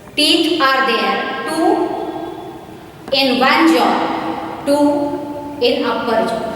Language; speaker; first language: English; non-native, local second language; Marathi